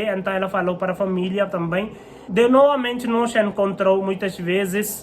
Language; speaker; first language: Portuguese; non-native, learner; Hindi